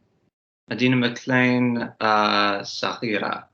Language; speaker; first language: Arabic; non-native, learner; English